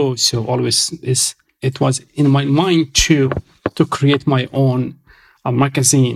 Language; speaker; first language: English; non-native, fluent; Arabic